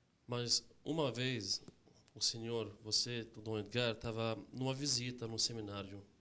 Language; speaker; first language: Portuguese; non-native, fluent; Arabic